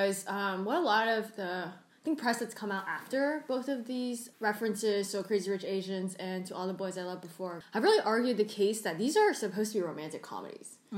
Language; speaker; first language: English; early bilingual, other home language; Cantonese